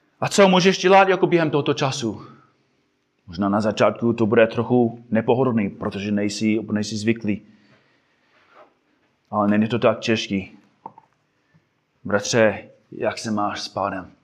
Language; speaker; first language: Czech; non-native, fluent; English